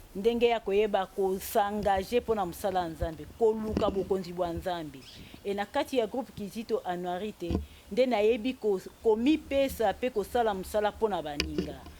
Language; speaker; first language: Lingala; non-native, local second language; Kongo